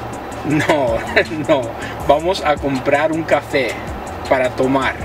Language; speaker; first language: Spanish; early bilingual, heritage; Spanish